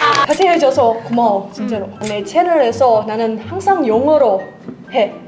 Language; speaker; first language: Korean; non-native, learner; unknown